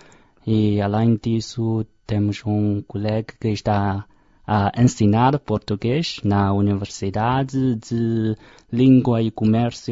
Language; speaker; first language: Portuguese; non-native, fluent; Chinese